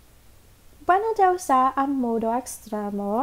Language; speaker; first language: Spanish; non-native, learner; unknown